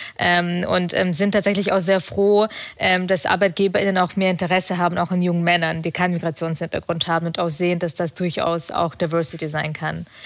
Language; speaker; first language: German; early bilingual, other home language; Russian